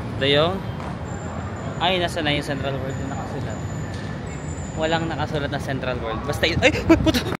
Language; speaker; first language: Filipino; native; Filipino